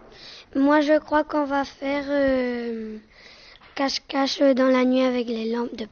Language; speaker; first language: French; non-native, fluent; Spanish